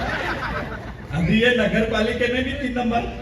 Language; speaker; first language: Hindi; non-native, local second language; Marathi